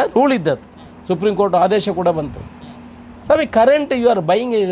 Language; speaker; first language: Kannada; non-native, local second language; Tulu